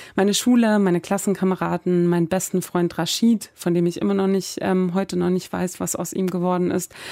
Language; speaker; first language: German; early bilingual, other home language; Persian